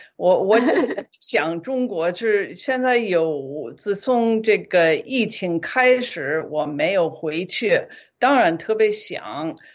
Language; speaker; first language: Chinese; non-native, fluent; English